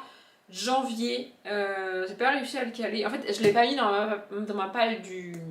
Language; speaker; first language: French; native; French